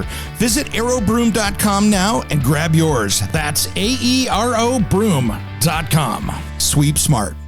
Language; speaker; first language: English; native; English